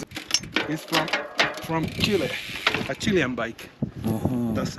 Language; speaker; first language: English; non-native, learner; Spanish